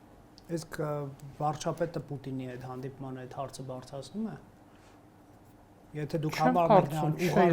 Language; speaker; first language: Armenian; native; Armenian